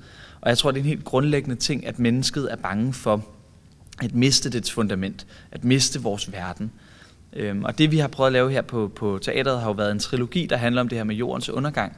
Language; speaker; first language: Danish; native; Danish